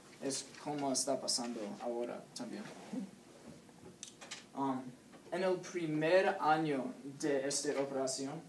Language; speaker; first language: Spanish; non-native, learner; English